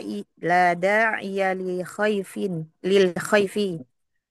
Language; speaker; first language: Arabic; non-native, learner; Indonesian